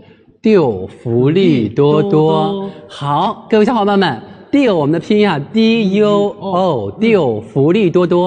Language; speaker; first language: Chinese; native; Chinese